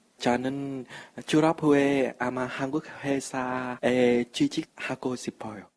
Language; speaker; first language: Korean; non-native, learner; Vietnamese